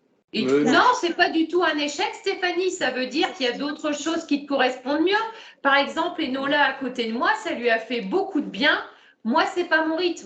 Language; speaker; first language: French; native; French